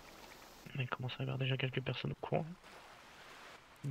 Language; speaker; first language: French; native; French